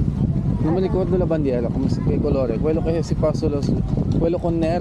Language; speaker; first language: Italian; non-native, fluent; Filipino